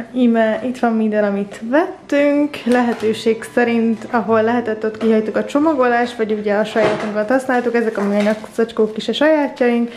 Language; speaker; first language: Hungarian; native; Hungarian